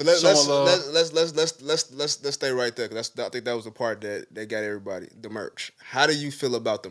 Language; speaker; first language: English; native; English